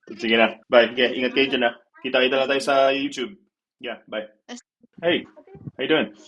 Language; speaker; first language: Filipino; early bilingual, heritage; Filipino